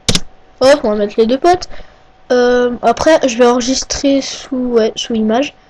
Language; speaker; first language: French; native; French